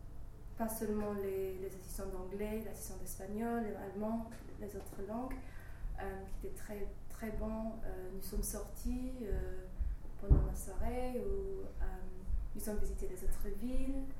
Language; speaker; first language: French; non-native, fluent; English